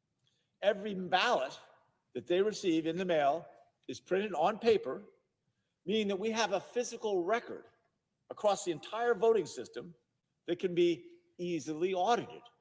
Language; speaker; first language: English; native; English